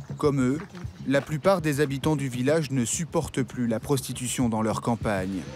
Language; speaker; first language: French; native; French